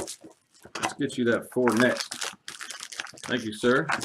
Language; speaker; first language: English; native; English